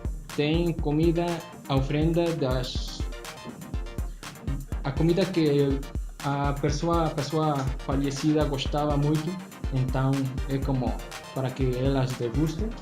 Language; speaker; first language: Portuguese; non-native, learner; Spanish